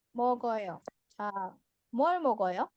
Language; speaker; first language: Korean; non-native, fluent; Indonesian